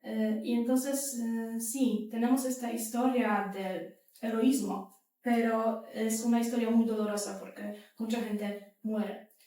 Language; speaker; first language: Spanish; non-native, fluent; Polish